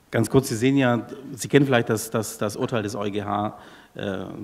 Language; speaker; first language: German; native; German